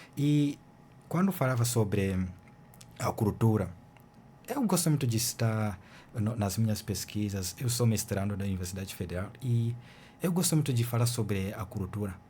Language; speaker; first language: Portuguese; non-native, fluent; Ganda